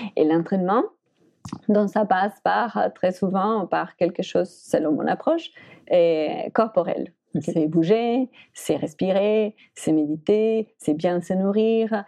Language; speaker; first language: French; non-native, fluent; Spanish